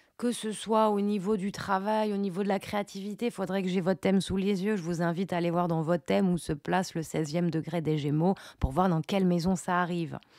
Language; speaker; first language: French; native; French